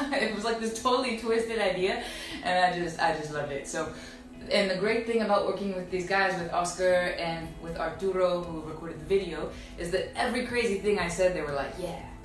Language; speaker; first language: English; native; English